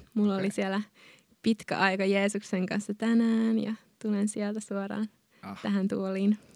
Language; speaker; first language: Finnish; native; Finnish